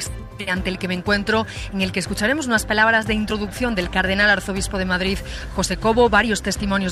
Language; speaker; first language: Spanish; native; Spanish